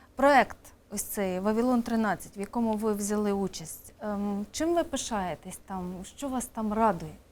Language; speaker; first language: Ukrainian; native; Ukrainian